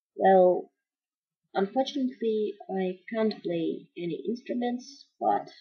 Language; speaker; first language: English; non-native, fluent; Russian